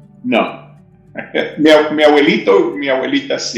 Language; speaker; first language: Spanish; early bilingual, heritage; English